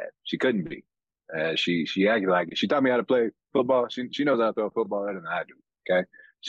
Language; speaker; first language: English; native; English